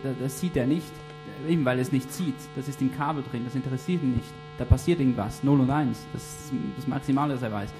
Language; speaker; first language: German; native; German